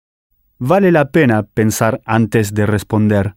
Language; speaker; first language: Spanish; non-native, learner; English